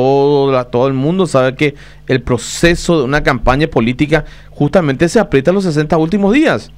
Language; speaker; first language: Spanish; native; Spanish